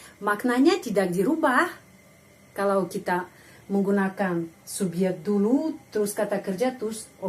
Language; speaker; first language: Indonesian; non-native, fluent; Russian